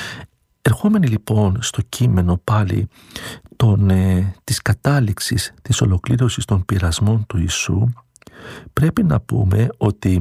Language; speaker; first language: Greek; native; Greek